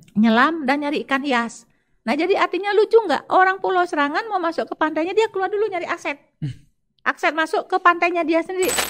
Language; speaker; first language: Indonesian; native; Indonesian